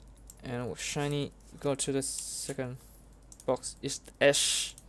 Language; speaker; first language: English; non-native, learner; Vietnamese